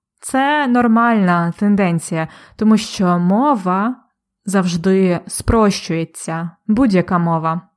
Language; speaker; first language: Ukrainian; native; Ukrainian